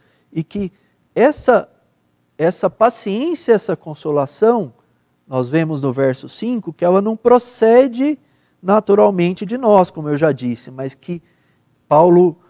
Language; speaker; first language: Portuguese; native; Portuguese